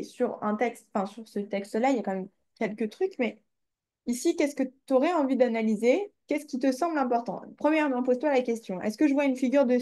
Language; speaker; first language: French; native; French